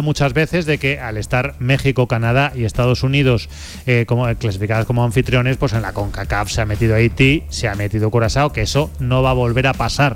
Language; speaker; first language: Spanish; native; Spanish